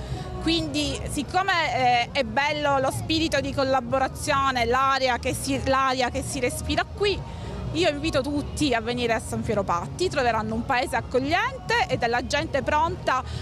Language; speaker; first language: Italian; native; Italian